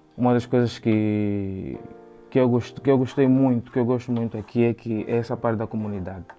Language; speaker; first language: Portuguese; native; Portuguese